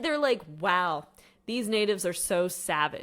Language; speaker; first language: English; native; English